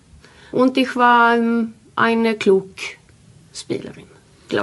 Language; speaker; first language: German; non-native, learner; Swedish